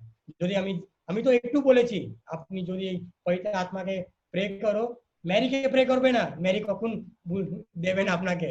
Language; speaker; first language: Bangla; non-native, learner; Hindi